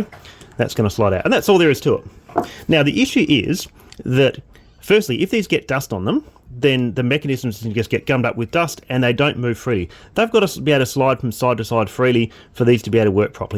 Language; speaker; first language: English; native; English